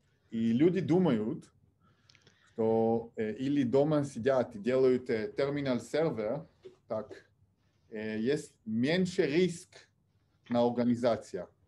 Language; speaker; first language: Russian; early bilingual, heritage; Russian